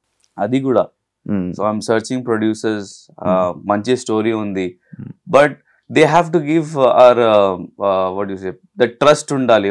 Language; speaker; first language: Telugu; non-native, local second language; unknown